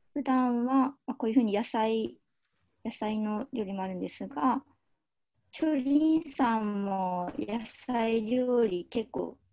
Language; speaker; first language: Japanese; native; Japanese